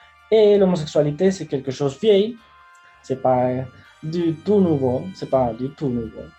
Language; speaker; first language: French; non-native, fluent; Spanish